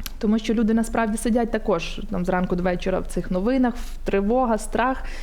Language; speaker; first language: Ukrainian; native; Ukrainian